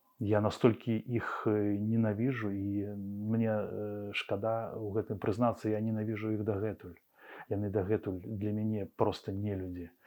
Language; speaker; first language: Belarusian; non-native, local second language; Russian